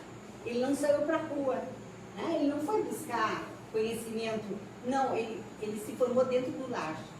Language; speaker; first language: Portuguese; native; Portuguese